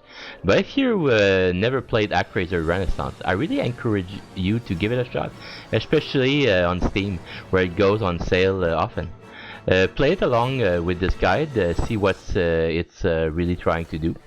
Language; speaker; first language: English; native; English